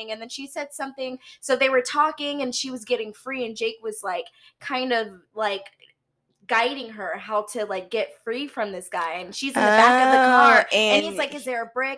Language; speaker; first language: English; native; English